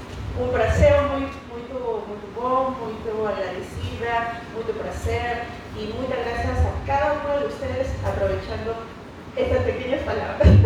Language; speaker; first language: Portuguese; non-native, learner; Spanish